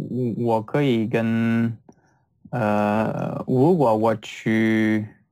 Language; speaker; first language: Chinese; non-native, learner; French